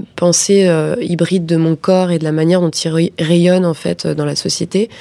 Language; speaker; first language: French; native; French